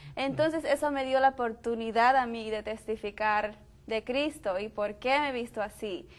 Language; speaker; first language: Spanish; native; Spanish